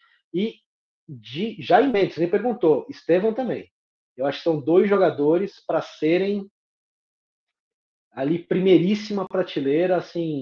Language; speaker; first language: Portuguese; native; Portuguese